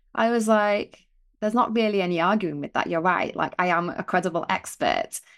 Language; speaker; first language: English; native; English